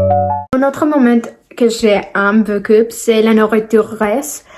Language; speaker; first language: French; non-native, learner; Spanish